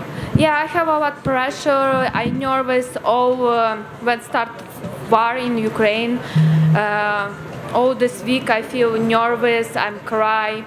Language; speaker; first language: English; non-native, learner; Ukrainian